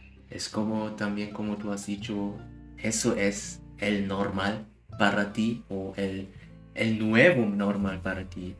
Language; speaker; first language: Spanish; non-native, learner; German